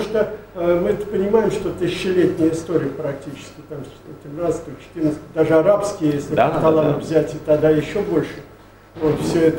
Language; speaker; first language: Russian; native; Russian